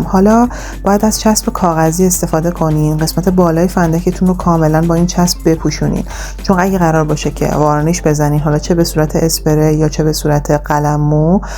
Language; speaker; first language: Persian; native; Persian